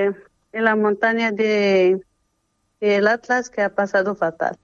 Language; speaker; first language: Spanish; non-native, fluent; Arabic